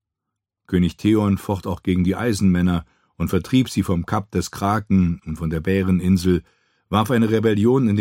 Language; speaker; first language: German; native; German